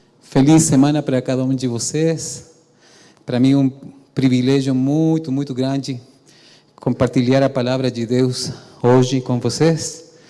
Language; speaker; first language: Portuguese; non-native, fluent; Spanish